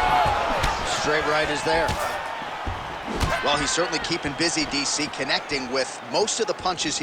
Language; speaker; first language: English; native; English